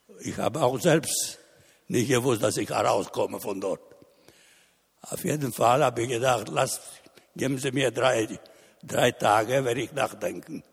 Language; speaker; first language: German; non-native, learner; Italian